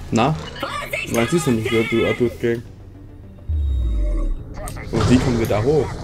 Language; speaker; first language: German; native; German